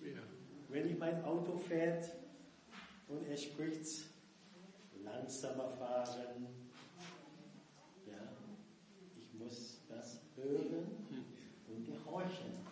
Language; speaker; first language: German; non-native, fluent; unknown